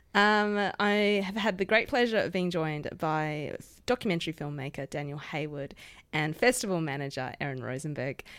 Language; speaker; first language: English; native; English